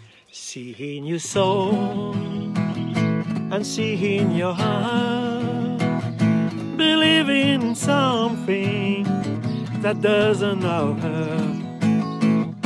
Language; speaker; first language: English; non-native, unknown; French